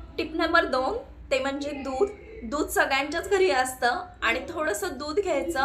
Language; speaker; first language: Marathi; native; Marathi